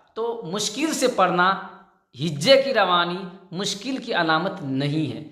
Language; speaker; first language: Urdu; native; Urdu